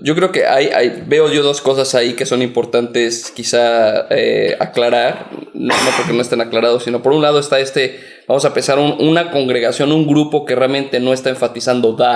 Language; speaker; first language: Spanish; native; Spanish